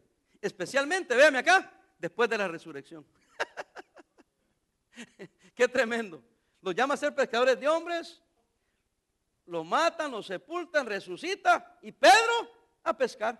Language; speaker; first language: Spanish; native; Spanish